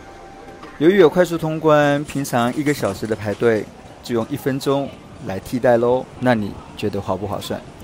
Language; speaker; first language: Chinese; native; Chinese